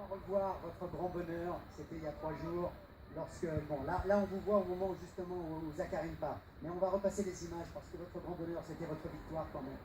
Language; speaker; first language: French; native; French